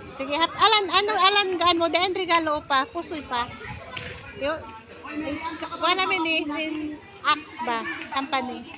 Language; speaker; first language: Filipino; non-native, local second language; Cebuano